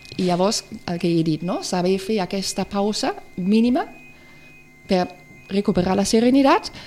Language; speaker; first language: Catalan; non-native, local second language; Spanish